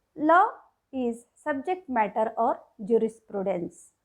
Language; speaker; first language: English; non-native, local second language; Kannada